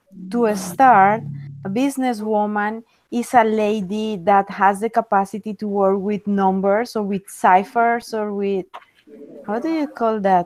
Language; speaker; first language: English; non-native, fluent; Spanish